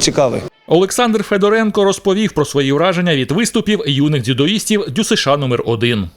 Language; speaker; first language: Ukrainian; native; Ukrainian